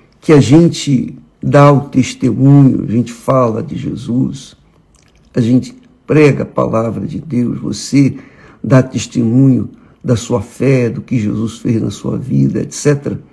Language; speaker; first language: Portuguese; native; Portuguese